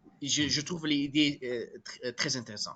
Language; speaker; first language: French; non-native, fluent; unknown